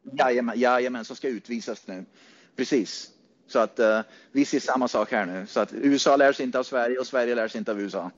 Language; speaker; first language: Swedish; native; Swedish